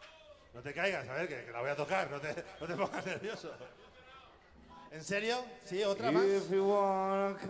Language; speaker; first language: Spanish; native; Spanish